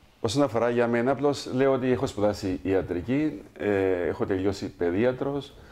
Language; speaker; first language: Greek; native; Greek